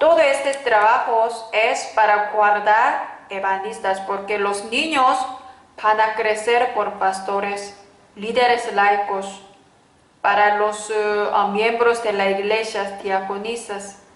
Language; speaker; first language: Spanish; non-native, fluent; Korean